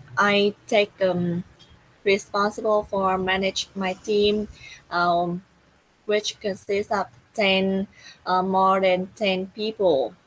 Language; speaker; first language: English; non-native, learner; Vietnamese